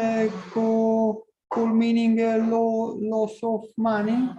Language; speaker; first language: English; non-native, learner; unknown